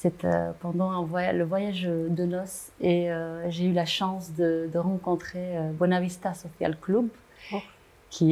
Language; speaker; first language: French; non-native, local second language; Arabic